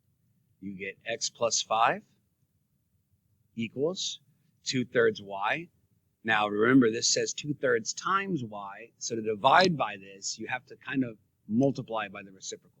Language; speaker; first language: English; native; English